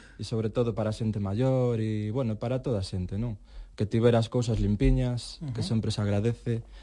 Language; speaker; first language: Galician; non-native, local second language; Spanish